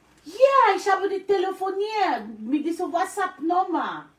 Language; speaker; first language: German; non-native, learner; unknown